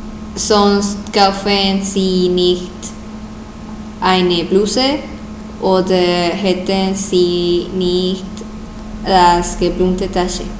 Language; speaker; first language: German; non-native, learner; Spanish